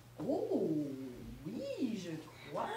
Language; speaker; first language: French; native; French